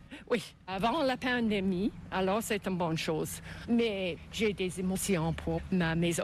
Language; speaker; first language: French; non-native, fluent; English